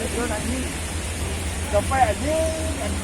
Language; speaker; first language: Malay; non-native, local second language; Sundanese